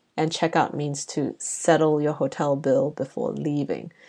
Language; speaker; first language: English; non-native, local second language; Chinese